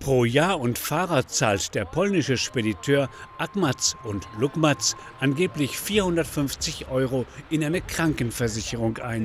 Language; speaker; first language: German; native; German